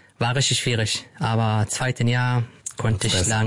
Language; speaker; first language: German; non-native, fluent; Arabic